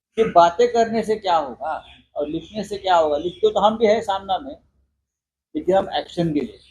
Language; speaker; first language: Hindi; non-native, local second language; Marathi